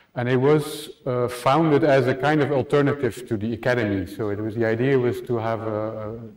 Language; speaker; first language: English; non-native, fluent; Dutch